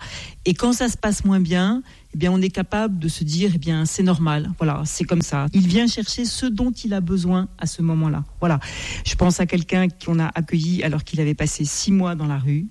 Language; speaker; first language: French; native; French